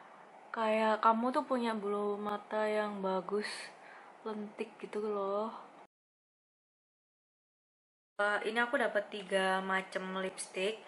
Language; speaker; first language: Indonesian; native; Indonesian